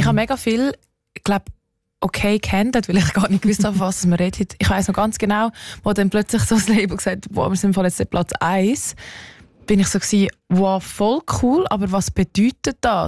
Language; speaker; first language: German; native; German